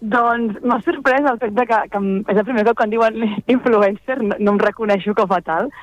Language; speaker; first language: Catalan; native; Catalan